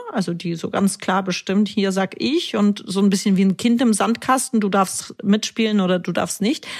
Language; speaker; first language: German; early bilingual, other home language; Russian